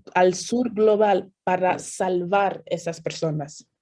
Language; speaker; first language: Spanish; non-native, fluent; English